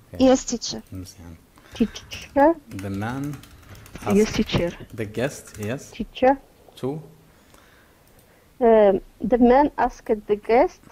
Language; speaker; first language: English; non-native, fluent; Arabic